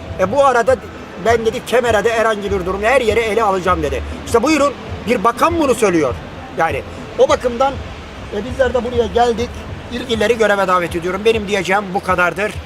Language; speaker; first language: Turkish; native; Turkish